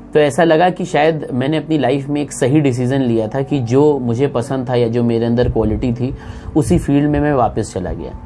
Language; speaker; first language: Hindi; native; Hindi